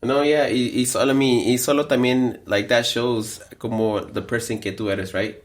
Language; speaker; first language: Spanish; early bilingual, heritage; Spanish